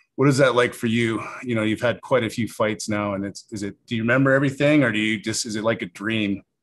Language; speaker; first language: English; native; English